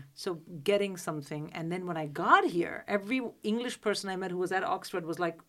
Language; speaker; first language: English; non-native, local second language; Hindi